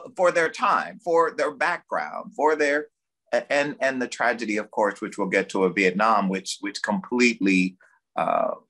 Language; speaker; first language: English; native; English